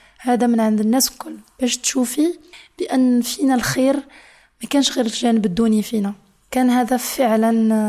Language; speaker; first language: Arabic; non-native, fluent; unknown